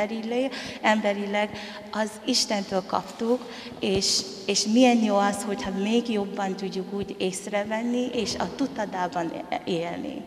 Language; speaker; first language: Hungarian; non-native, fluent; Tongan